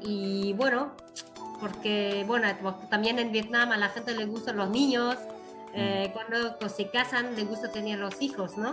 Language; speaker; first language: Spanish; non-native, fluent; Vietnamese